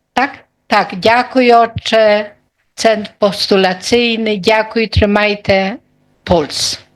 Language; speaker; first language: Polish; non-native, local second language; Ukrainian